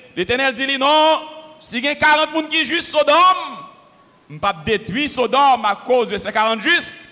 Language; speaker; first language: French; non-native, local second language; Haitian Creole